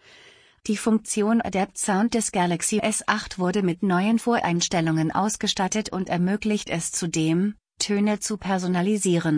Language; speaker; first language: German; native; German